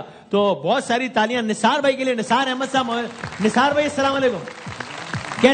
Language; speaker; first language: Urdu; native; Urdu